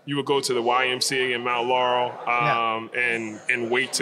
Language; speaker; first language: English; native; English